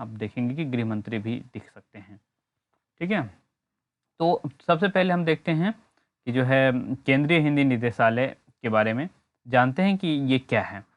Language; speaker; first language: Hindi; native; Hindi